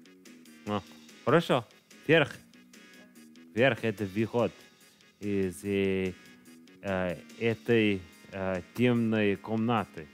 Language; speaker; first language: Russian; non-native, learner; English